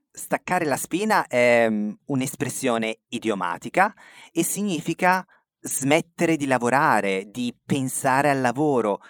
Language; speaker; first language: Italian; native; Italian